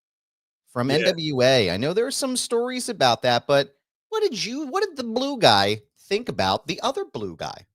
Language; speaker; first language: English; native; English